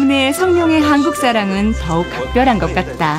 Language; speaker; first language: Korean; native; Korean